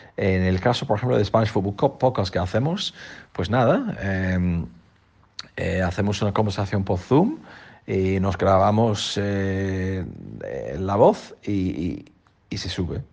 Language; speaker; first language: Spanish; non-native, fluent; English